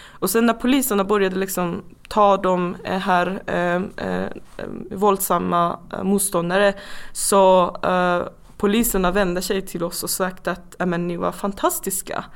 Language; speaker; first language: Swedish; non-native, fluent; Persian